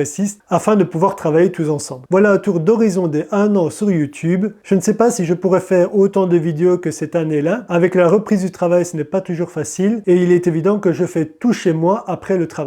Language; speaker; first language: French; native; French